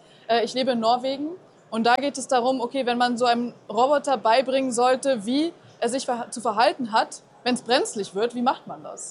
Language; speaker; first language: German; native; German